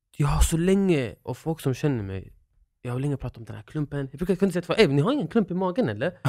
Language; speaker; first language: Swedish; early bilingual, other home language; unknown